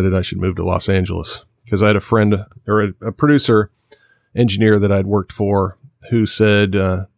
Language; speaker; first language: English; native; English